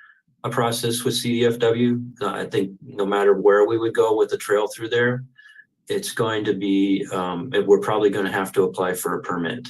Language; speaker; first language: English; native; English